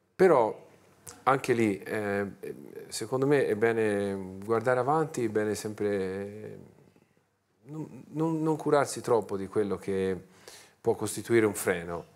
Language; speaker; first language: Italian; native; Italian